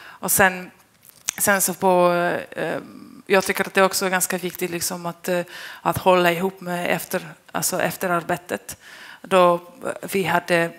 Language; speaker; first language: Swedish; non-native, fluent; Polish